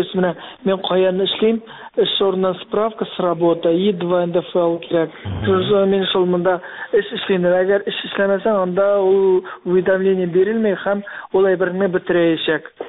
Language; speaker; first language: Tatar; early bilingual, heritage; Tatar